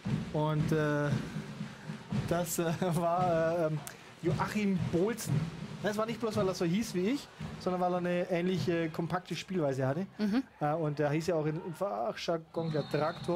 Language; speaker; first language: German; native; German